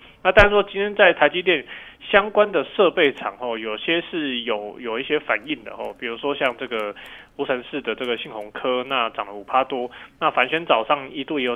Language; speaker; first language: Chinese; native; Chinese